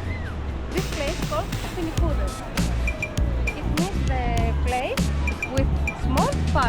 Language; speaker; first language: English; non-native, learner; Greek